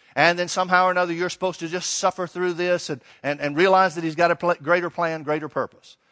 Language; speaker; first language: English; native; English